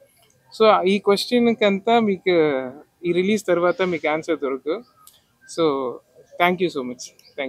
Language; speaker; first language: Telugu; non-native, local second language; Tamil